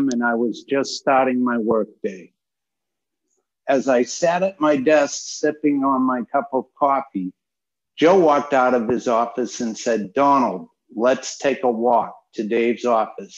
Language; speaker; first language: English; native; English